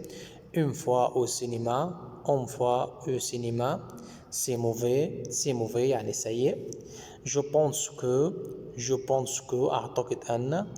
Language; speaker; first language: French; non-native, fluent; Arabic